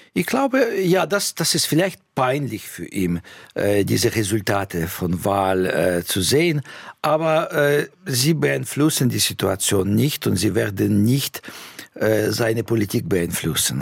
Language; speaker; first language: German; non-native, fluent; Russian